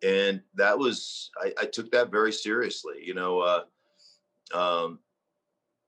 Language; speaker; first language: English; native; English